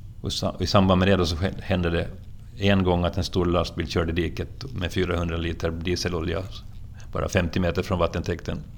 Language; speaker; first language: Swedish; native; Swedish